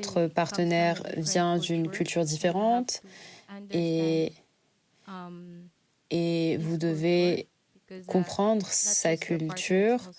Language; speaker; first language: French; non-native, fluent; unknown